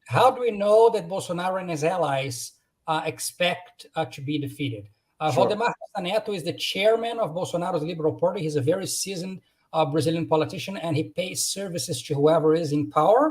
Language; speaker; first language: English; non-native, fluent; Portuguese